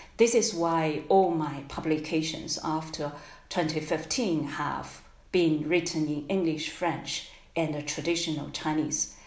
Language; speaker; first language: English; non-native, fluent; Chinese